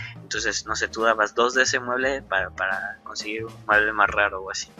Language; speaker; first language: Spanish; native; Spanish